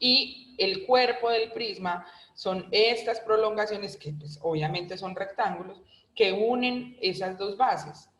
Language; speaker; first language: Spanish; native; Spanish